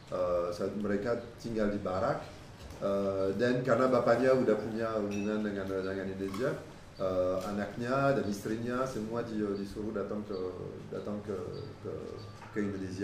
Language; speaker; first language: Indonesian; non-native, fluent; French